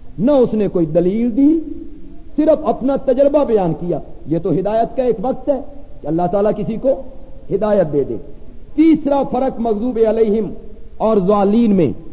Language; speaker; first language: Urdu; non-native, local second language; Punjabi